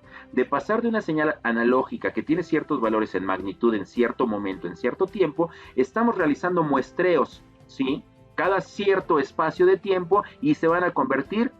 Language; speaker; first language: Spanish; native; Spanish